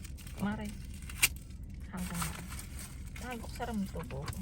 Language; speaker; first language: Korean; non-native, learner; Filipino